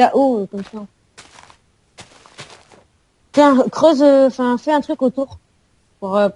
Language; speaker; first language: French; native; French